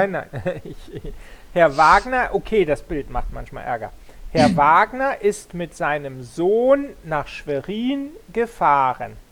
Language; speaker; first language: German; non-native, learner; Spanish